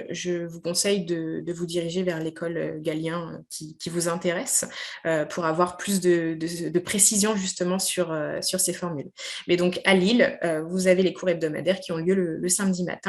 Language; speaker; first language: French; native; French